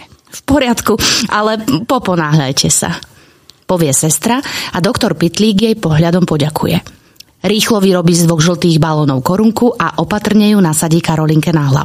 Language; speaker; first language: Slovak; native; Slovak